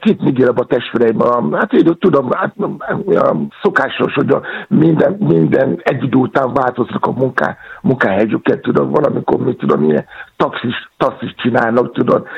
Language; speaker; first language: Hungarian; non-native, fluent; Yoruba